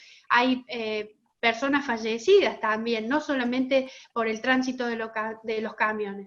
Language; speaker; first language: Spanish; native; Spanish